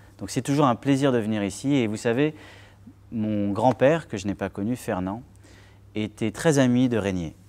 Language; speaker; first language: French; native; French